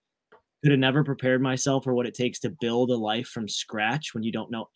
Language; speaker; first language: English; native; English